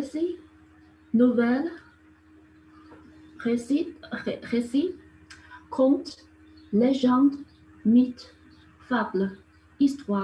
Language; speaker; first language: French; non-native, learner; Chinese